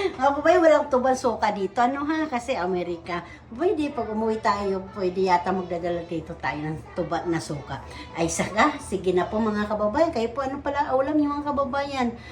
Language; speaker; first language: Filipino; non-native, local second language; Cebuano